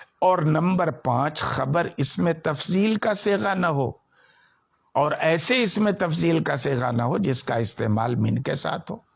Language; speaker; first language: Urdu; native; Urdu